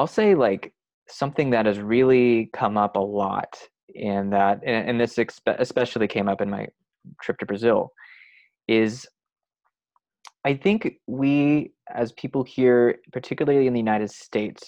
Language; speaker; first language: English; native; English